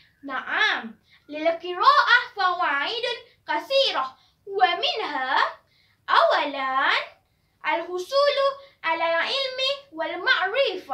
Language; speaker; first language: Arabic; non-native, learner; Malay